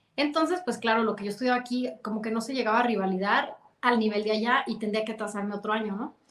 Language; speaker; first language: Spanish; native; Spanish